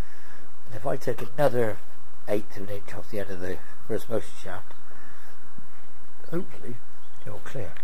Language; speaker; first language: English; native; English